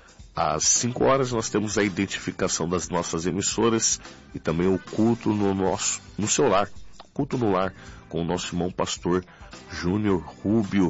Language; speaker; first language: Portuguese; native; Portuguese